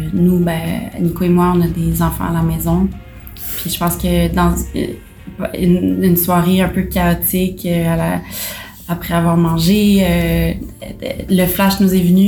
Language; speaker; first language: French; native; French